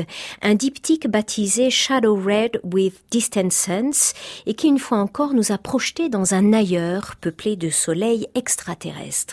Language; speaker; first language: French; native; French